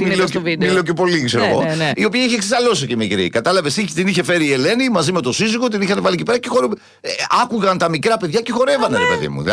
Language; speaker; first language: Greek; native; Greek